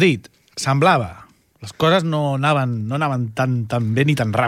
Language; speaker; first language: Catalan; native; Catalan